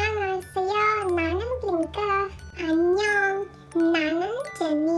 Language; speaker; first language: Korean; non-native, learner; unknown